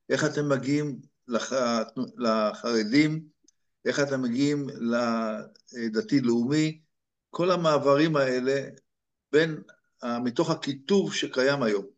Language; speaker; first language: Hebrew; native; Hebrew